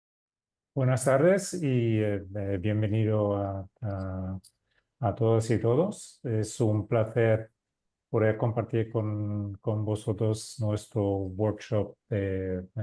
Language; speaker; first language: Spanish; non-native, fluent; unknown